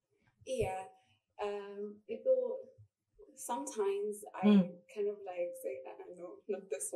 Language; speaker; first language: English; non-native, local second language; Southern Sotho